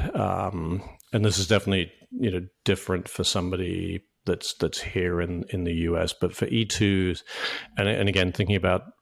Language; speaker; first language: English; native; English